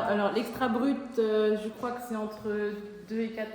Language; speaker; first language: French; native; French